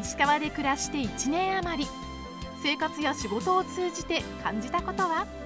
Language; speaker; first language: Japanese; native; Japanese